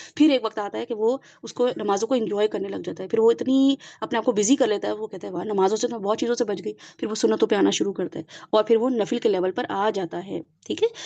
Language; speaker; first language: Urdu; native; Urdu